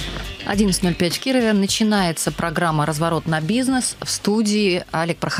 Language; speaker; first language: Russian; native; Russian